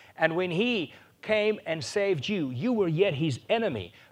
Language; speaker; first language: English; non-native, local second language; Afrikaans